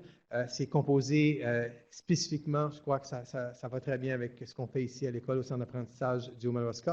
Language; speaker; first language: French; native; French